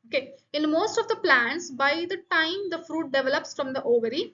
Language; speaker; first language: English; non-native, local second language; Kannada